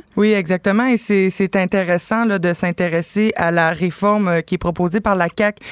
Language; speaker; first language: French; native; French